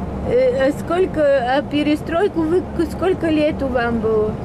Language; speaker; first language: Russian; non-native, learner; Bulgarian